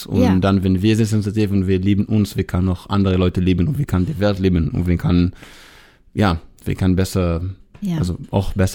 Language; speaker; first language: German; non-native, learner; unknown